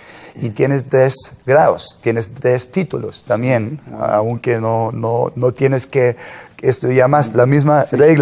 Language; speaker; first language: Spanish; non-native, fluent; German